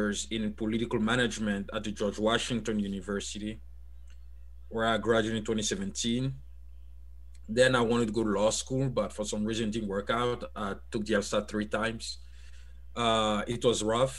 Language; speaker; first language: English; non-native, fluent; French